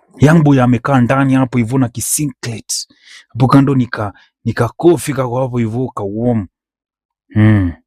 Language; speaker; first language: Swahili; native; Swahili